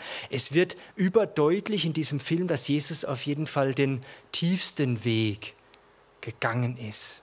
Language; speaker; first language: German; native; German